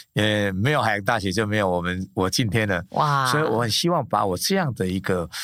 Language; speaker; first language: Chinese; native; Chinese